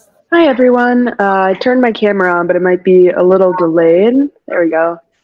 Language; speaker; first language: English; native; English